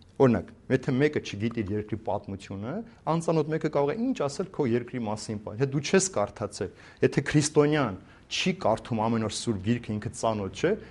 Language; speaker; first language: Armenian; native; Armenian